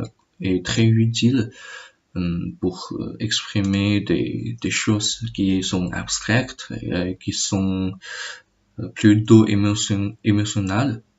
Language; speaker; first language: French; non-native, learner; Chinese